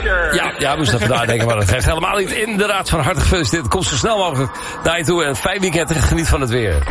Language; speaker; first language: Dutch; native; Dutch